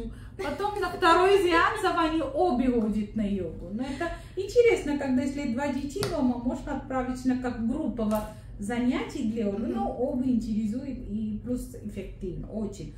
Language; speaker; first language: Russian; non-native, learner; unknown